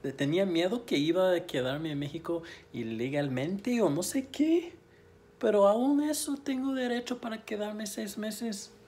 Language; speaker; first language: Spanish; non-native, fluent; English